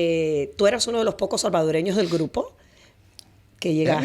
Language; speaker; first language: Spanish; native; Spanish